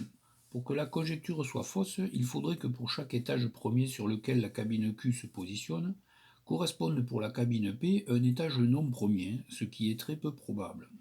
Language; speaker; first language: French; native; French